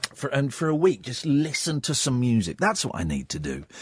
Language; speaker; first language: English; native; English